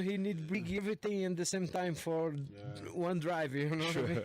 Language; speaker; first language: English; non-native, learner; Portuguese